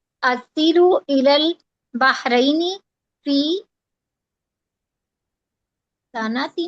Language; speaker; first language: Arabic; non-native, learner; Urdu